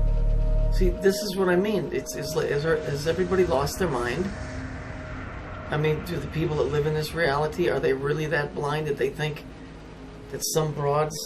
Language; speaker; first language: English; native; English